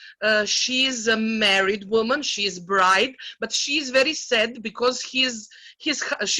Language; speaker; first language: English; non-native, learner; Serbian